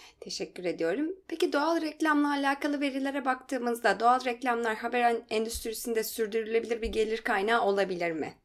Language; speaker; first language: Turkish; native; Turkish